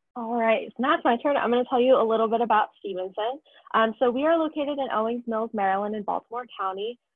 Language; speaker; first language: English; native; English